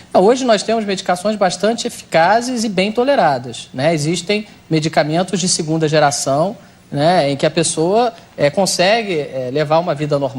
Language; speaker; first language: Portuguese; native; Portuguese